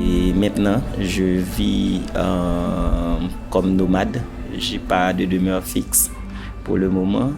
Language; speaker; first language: French; non-native, local second language; Haitian Creole